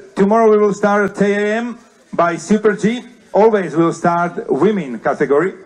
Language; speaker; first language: English; non-native, fluent; Slovak